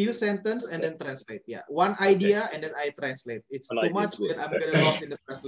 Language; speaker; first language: English; non-native, fluent; Indonesian